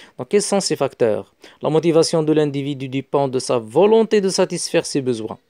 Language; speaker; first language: French; non-native, local second language; Arabic